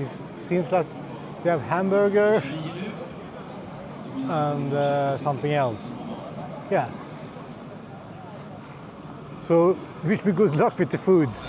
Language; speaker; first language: English; non-native, fluent; Swedish